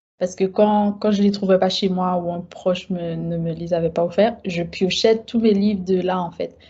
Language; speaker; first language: French; native; French